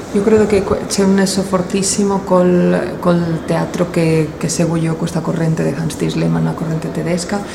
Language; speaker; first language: Italian; non-native, learner; Spanish